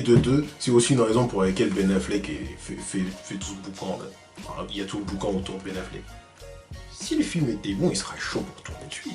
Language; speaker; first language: French; native; French